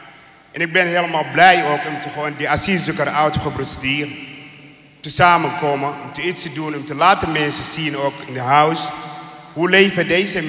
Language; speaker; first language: Dutch; non-native, learner; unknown